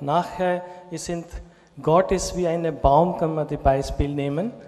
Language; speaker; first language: German; non-native, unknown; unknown